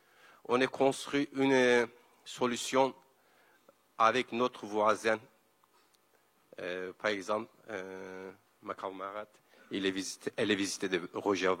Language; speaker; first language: French; non-native, learner; Kurdish